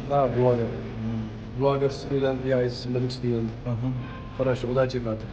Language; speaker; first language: Russian; non-native, learner; Hindi